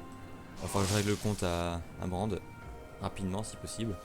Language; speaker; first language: French; native; French